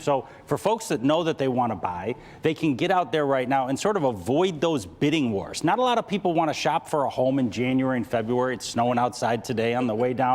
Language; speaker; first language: English; native; English